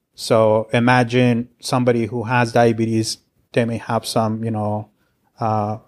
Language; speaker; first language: English; non-native, fluent; Persian